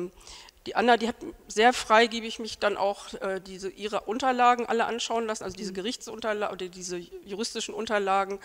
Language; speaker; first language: German; native; German